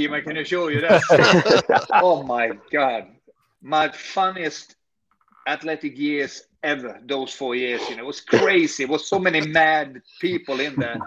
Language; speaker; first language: English; non-native, fluent; Swedish